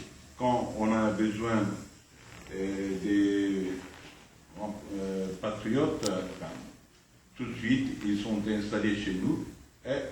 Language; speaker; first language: French; non-native, fluent; Turkish